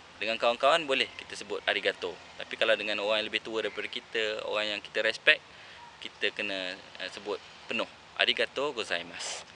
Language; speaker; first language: Malay; native; Malay